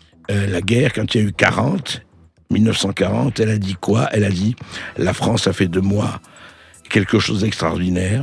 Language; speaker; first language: French; native; French